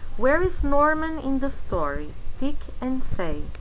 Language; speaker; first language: English; non-native, fluent; Portuguese